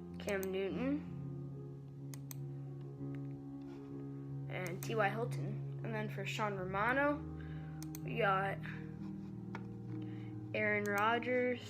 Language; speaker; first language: English; native; English